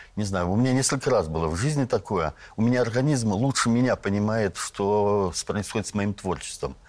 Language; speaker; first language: Russian; native; Russian